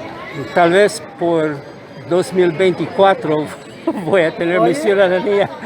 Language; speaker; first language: Spanish; non-native, learner; English